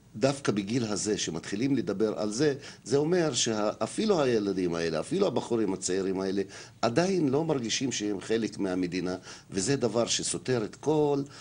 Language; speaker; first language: Hebrew; non-native, local second language; Arabic